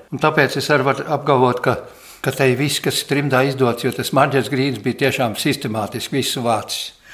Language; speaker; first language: Latvian; early bilingual, heritage; Latvian